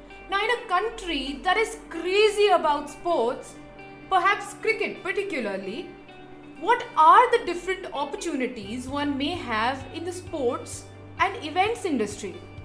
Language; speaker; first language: English; non-native, local second language; Hindi